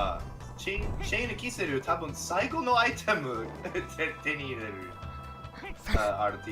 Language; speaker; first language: Japanese; non-native, learner; English